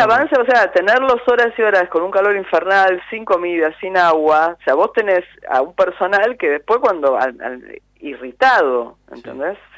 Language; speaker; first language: Spanish; native; Spanish